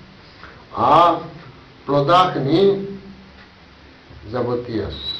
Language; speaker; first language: Russian; non-native, learner; Bangla